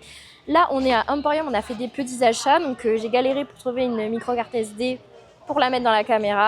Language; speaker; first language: French; native; French